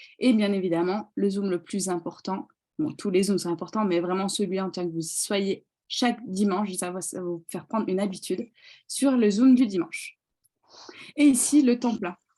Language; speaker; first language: French; native; French